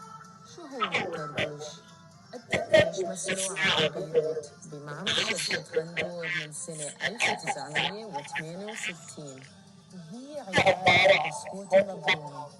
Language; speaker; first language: Arabic; early bilingual, heritage; Arabic